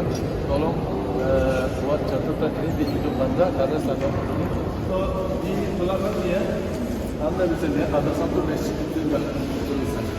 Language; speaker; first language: Indonesian; non-native, learner; Turkish